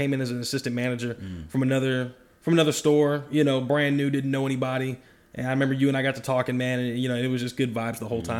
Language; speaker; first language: English; native; English